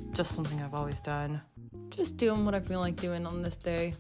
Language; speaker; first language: English; native; English